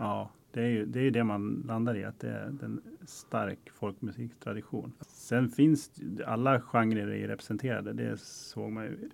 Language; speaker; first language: Swedish; native; Swedish